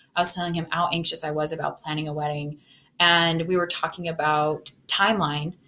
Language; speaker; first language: English; native; English